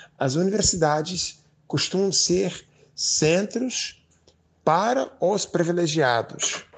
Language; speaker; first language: Portuguese; non-native, fluent; English